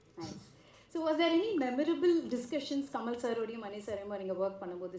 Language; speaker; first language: Tamil; native; Tamil